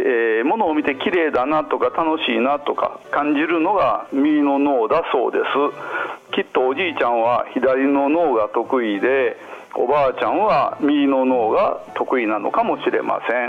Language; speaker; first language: Japanese; native; Japanese